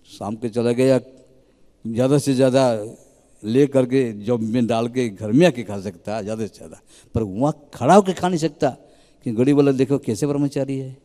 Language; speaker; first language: Hindi; native; Hindi